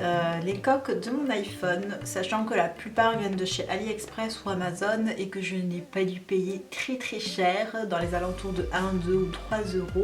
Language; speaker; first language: French; native; French